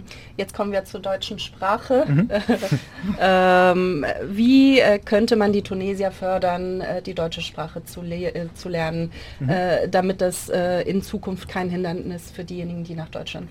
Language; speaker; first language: German; non-native, local second language; Arabic